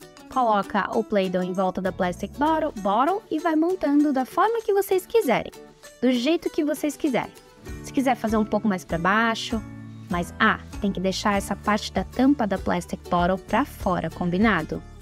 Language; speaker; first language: Portuguese; native; Portuguese